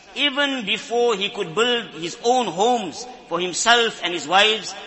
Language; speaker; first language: English; native; English